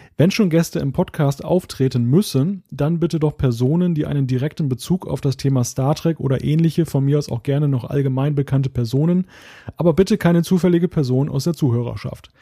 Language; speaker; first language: German; native; German